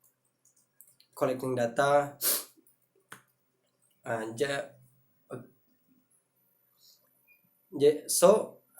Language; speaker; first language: English; non-native, learner; Indonesian